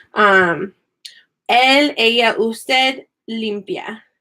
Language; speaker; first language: Spanish; non-native, fluent; English